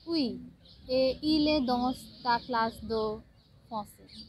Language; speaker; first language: French; non-native, learner; Bangla